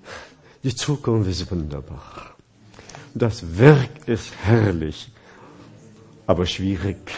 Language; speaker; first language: German; non-native, fluent; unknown